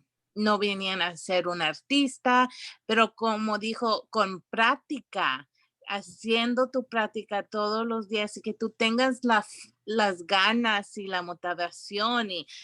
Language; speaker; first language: Spanish; early bilingual, heritage; Spanish